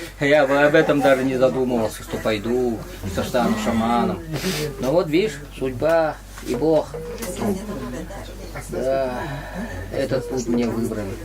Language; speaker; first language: Russian; native; Russian